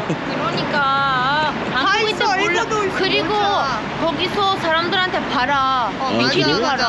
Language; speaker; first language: Korean; non-native, learner; Turkish